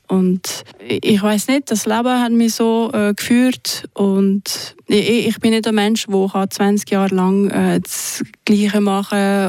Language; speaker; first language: German; non-native, local second language; French